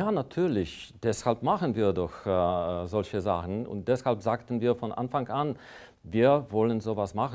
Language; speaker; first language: German; non-native, fluent; Polish